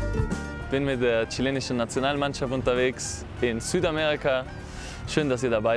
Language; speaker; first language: German; non-native, fluent; Spanish